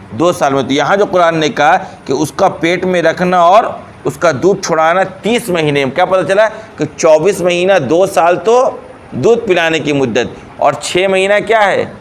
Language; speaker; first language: Urdu; native; Urdu